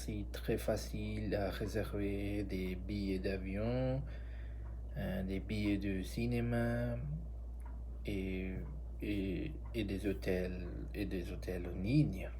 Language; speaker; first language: French; non-native, learner; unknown